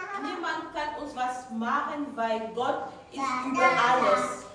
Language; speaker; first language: German; non-native, fluent; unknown